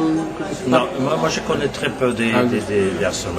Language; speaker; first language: French; non-native, learner; Norwegian